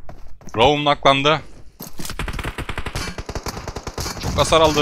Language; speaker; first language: Turkish; native; Turkish